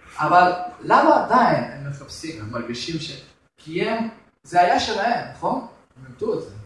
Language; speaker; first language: Hebrew; non-native, fluent; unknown